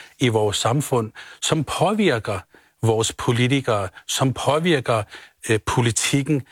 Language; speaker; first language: Danish; early bilingual, other home language; Urdu